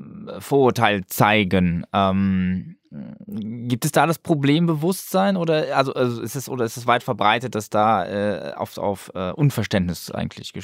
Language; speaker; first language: German; native; German